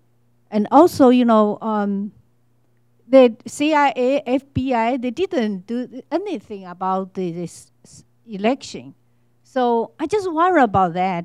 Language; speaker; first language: English; non-native, learner; Chinese